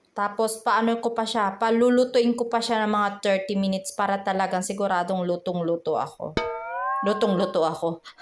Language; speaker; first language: Filipino; native; Filipino